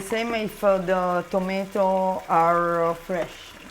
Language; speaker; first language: English; non-native, learner; Italian